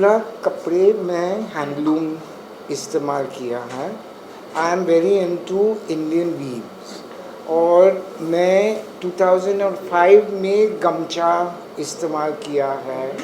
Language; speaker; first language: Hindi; non-native, local second language; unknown